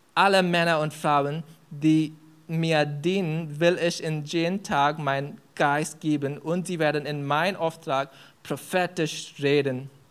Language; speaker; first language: German; non-native, fluent; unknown